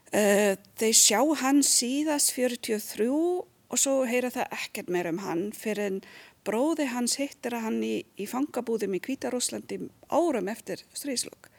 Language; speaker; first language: Icelandic; non-native, fluent; German